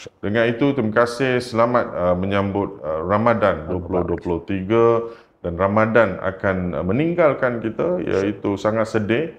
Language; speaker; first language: Malay; native; Malay